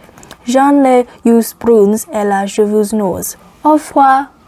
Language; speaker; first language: French; non-native, learner; Cantonese